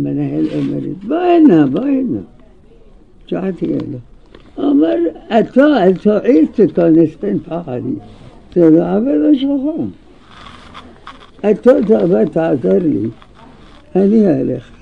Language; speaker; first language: Hebrew; non-native, fluent; Arabic